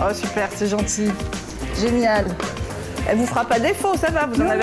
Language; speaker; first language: French; native; French